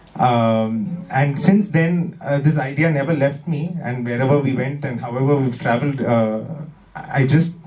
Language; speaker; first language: English; non-native, local second language; Malayalam